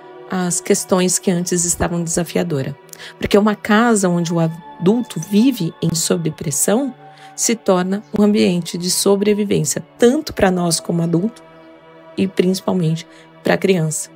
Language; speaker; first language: Portuguese; native; Portuguese